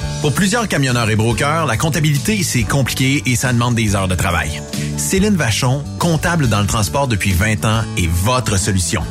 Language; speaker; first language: French; native; French